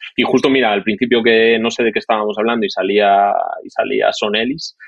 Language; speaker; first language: Spanish; native; Spanish